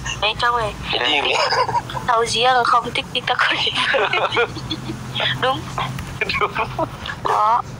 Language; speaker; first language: Vietnamese; non-native, learner; Indonesian